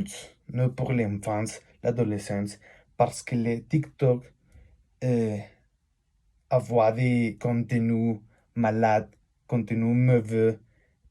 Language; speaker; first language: French; non-native, learner; Spanish